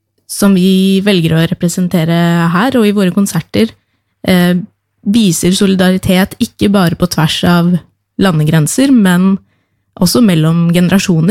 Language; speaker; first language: Norwegian; native; Norwegian